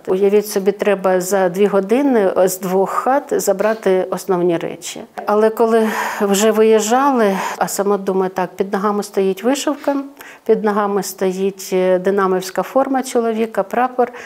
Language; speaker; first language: Ukrainian; non-native, local second language; Russian